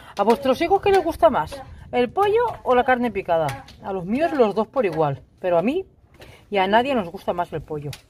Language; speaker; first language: Spanish; early bilingual, other home language; Arabic